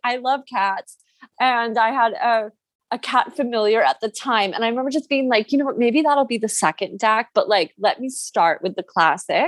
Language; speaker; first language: English; native; English